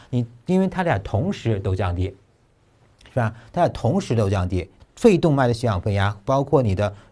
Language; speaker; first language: Chinese; native; Chinese